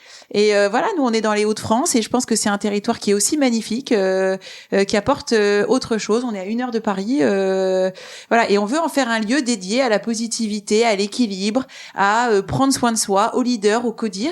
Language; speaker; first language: French; native; French